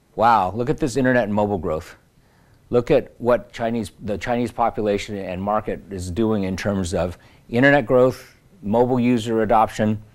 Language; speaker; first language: English; native; English